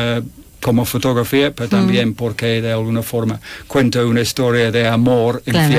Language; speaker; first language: Spanish; non-native, fluent; English